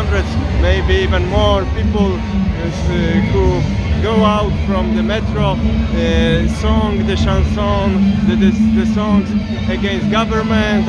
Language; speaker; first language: English; non-native, fluent; Polish